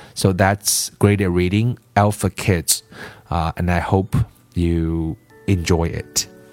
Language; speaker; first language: English; non-native, fluent; Chinese